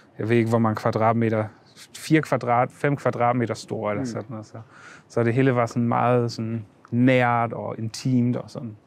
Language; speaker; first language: Danish; early bilingual, other home language; German